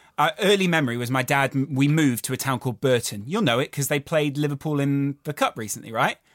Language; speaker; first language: English; native; English